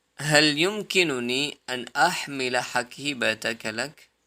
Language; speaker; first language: Arabic; non-native, fluent; Urdu